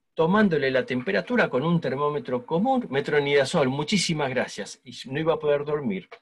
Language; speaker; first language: Spanish; native; Spanish